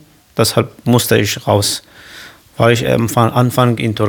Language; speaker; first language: German; non-native, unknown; Kurdish